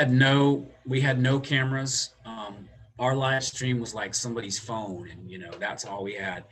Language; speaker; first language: English; native; English